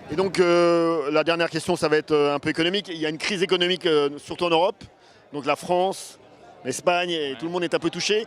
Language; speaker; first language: French; native; French